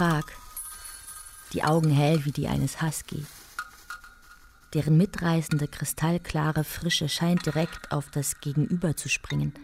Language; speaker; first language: German; native; German